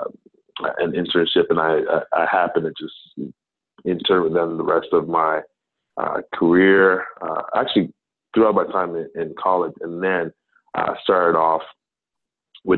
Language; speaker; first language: English; non-native, local second language; Akan